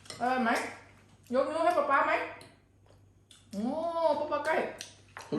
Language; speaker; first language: Dutch; non-native, learner; Thai